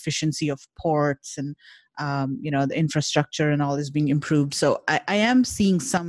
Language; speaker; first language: English; non-native, local second language; Hindi